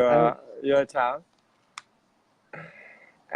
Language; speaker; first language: English; non-native, fluent; Thai